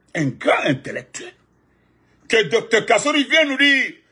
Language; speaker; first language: French; non-native, local second language; Fula